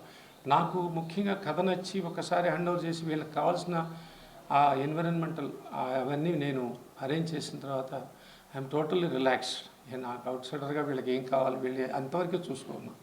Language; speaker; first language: Telugu; native; Telugu